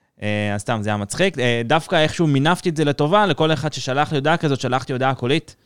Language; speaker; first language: Hebrew; native; Hebrew